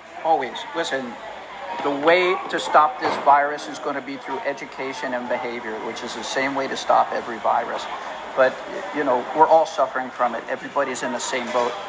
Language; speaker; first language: English; native; English